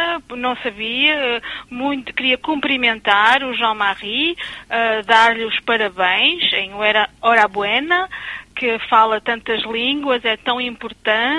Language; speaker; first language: Portuguese; early bilingual, other home language; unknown